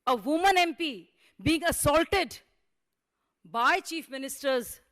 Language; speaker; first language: English; non-native, local second language; Hindi